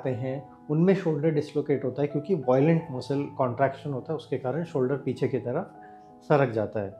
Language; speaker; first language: Hindi; native; Hindi